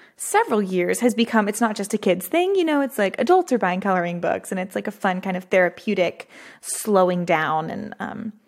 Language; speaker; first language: English; native; English